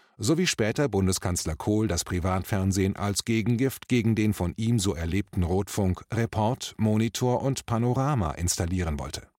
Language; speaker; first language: German; native; German